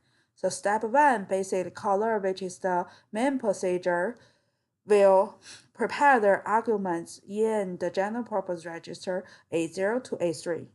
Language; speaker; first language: English; non-native, fluent; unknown